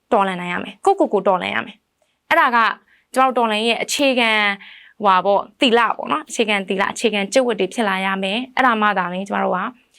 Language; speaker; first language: Burmese; native; Burmese